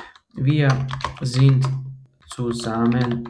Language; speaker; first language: German; non-native, fluent; Croatian